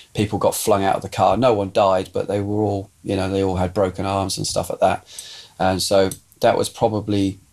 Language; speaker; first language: English; native; English